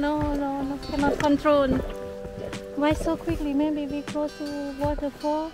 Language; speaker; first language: English; non-native, learner; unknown